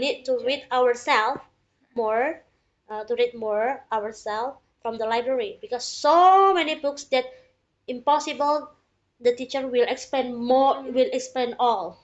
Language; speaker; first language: English; non-native, learner; Indonesian